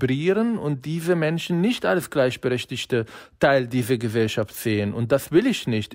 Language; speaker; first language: German; non-native, fluent; Arabic